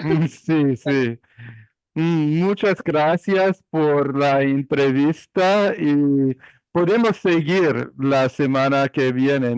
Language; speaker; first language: Spanish; non-native, learner; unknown